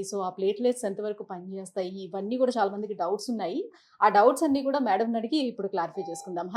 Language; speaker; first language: Telugu; native; Telugu